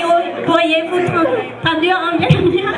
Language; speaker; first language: French; non-native, fluent; Vietnamese